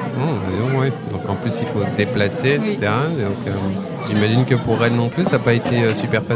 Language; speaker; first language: French; native; French